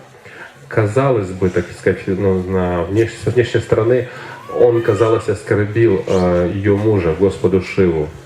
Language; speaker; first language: Russian; native; Russian